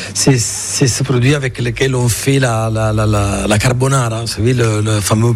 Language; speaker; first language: French; non-native, fluent; Italian